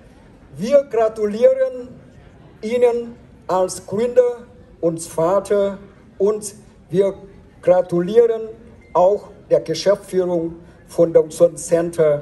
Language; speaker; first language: German; non-native, fluent; Vietnamese